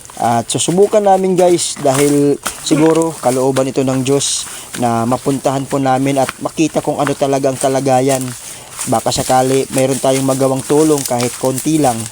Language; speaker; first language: Filipino; non-native, local second language; Waray